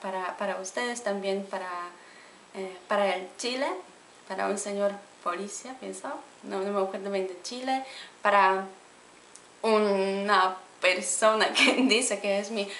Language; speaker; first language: Spanish; non-native, fluent; Polish